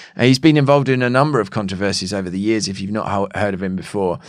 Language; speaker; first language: English; native; English